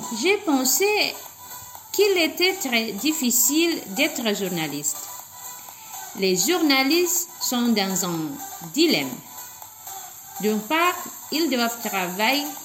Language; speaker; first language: French; non-native, fluent; Indonesian